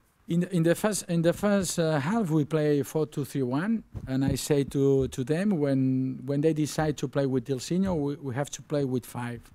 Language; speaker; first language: English; non-native, learner; Spanish